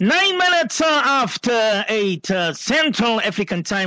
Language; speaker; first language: English; native; English